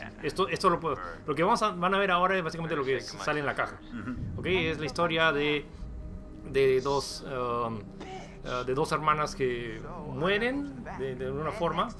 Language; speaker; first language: Spanish; native; Spanish